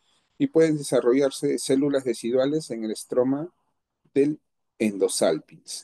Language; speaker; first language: Spanish; native; Spanish